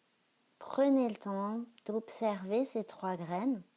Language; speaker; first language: French; native; French